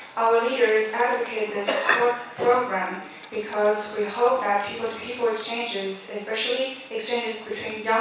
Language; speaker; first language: English; non-native, fluent; Chinese